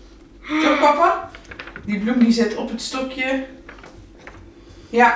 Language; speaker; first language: Dutch; native; Dutch